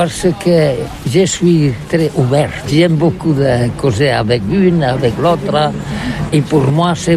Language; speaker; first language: French; non-native, learner; Catalan